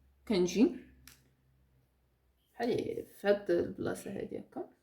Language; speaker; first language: Arabic; native; Arabic